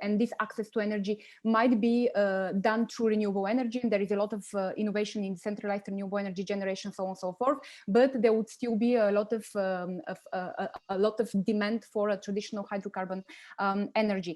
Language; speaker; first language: English; non-native, fluent; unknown